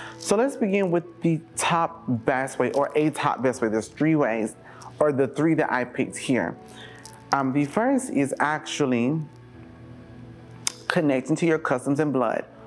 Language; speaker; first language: English; native; English